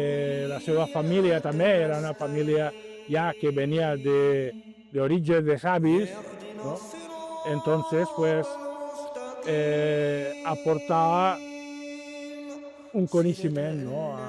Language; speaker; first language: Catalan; non-native, local second language; Spanish